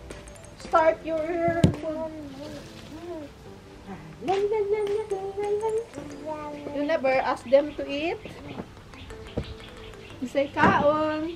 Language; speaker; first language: English; non-native, learner; Filipino